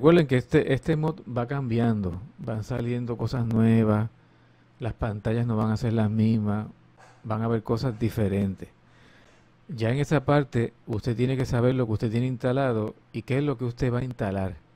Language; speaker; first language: Spanish; native; Spanish